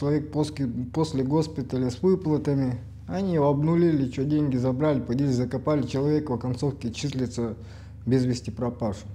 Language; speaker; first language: Russian; native; Russian